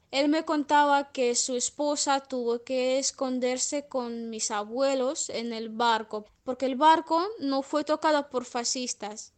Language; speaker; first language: Spanish; non-native, fluent; Russian